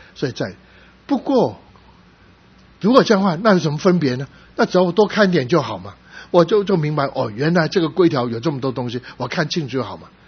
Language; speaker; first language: Chinese; non-native, local second language; Cantonese